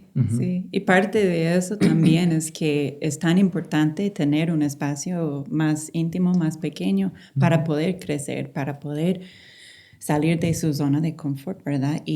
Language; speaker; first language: Spanish; non-native, fluent; English